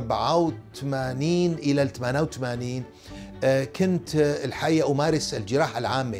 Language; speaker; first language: Arabic; native; Arabic